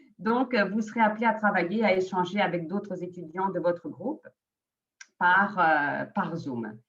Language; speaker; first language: French; native; French